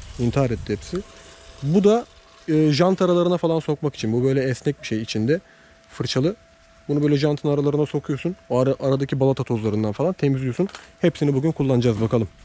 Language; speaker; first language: Turkish; native; Turkish